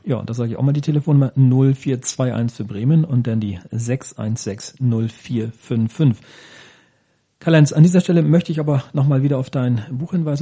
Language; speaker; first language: German; native; German